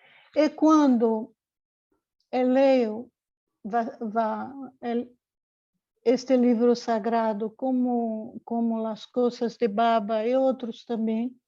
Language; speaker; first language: Spanish; non-native, learner; Portuguese